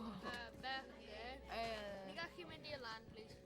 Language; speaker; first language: Welsh; non-native, local second language; English